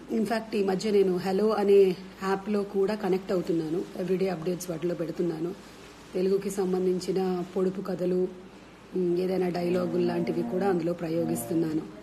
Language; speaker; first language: Telugu; non-native, local second language; Malayalam